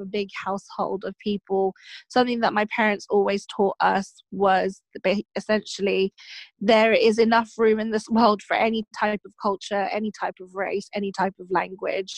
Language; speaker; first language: English; native; English